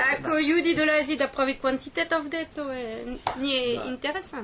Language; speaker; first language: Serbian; non-native, learner; French